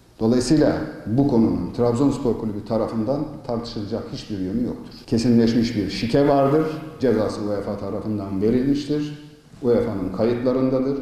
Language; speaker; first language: Turkish; native; Turkish